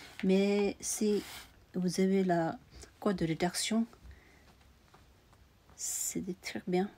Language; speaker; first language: French; non-native, learner; Tibetan